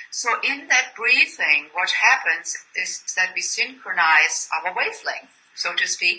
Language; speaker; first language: English; non-native, fluent; German